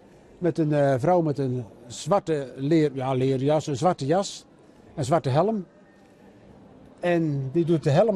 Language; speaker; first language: Dutch; native; Dutch